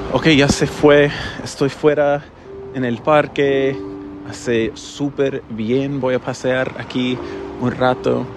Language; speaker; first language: Spanish; non-native, fluent; English